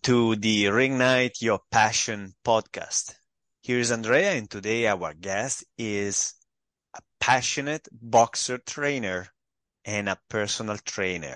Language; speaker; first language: English; non-native, fluent; Italian